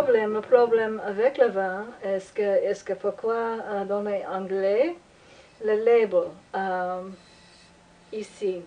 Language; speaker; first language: French; non-native, learner; English